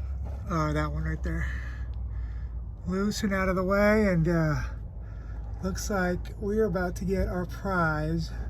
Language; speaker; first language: English; native; English